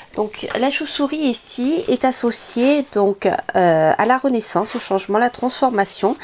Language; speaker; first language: French; native; French